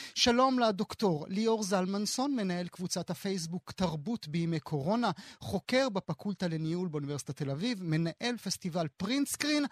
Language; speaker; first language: Hebrew; native; Hebrew